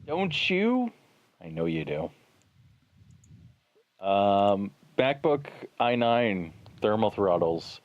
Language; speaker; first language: English; native; English